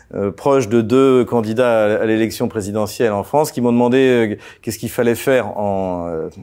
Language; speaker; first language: French; native; French